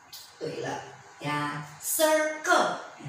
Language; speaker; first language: English; non-native, learner; Chinese